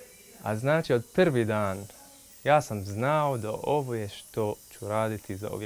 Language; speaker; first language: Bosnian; non-native, fluent; Arabic